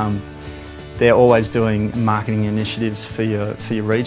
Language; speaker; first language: English; native; English